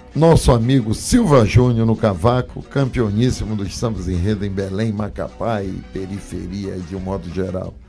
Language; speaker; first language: Portuguese; native; Portuguese